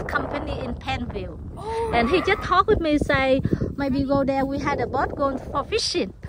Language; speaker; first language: English; non-native, local second language; Vietnamese